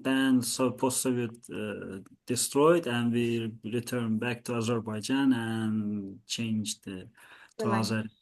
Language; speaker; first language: English; non-native, learner; Azerbaijani